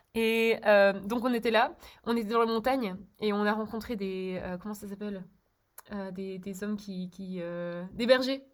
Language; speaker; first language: French; early bilingual, other home language; Czech